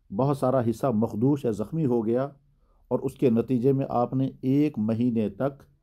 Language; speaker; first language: Urdu; non-native, local second language; Kashmiri